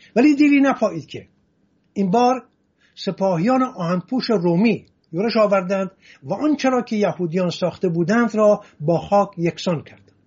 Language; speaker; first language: Persian; non-native, local second language; Assyrian Neo-Aramaic